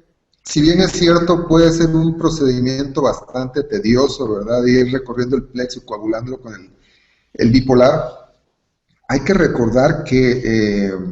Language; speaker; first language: Spanish; native; Spanish